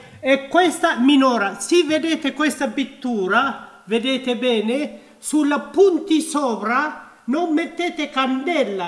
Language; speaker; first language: Italian; non-native, learner; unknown